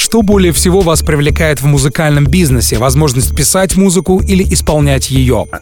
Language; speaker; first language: Russian; native; Russian